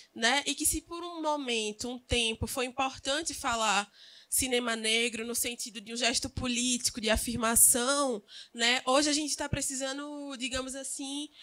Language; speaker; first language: Portuguese; native; Portuguese